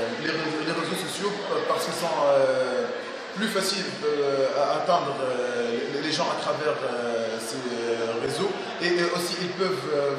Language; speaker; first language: French; non-native, local second language; Arabic